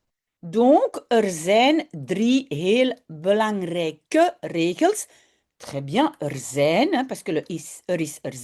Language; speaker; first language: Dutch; non-native, fluent; French